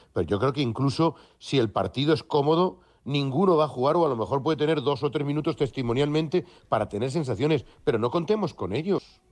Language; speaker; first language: Spanish; native; Spanish